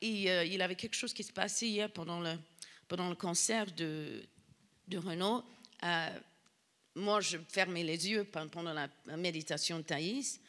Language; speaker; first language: French; non-native, fluent; English